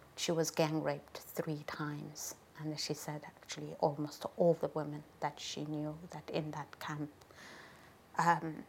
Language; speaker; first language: English; non-native, fluent; Chinese